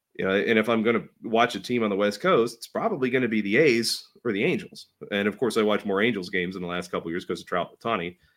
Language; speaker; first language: English; native; English